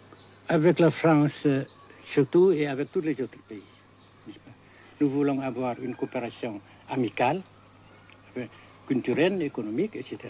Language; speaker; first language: French; non-native, local second language; Vietnamese